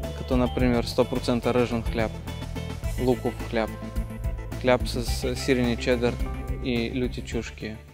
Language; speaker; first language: Bulgarian; native; Bulgarian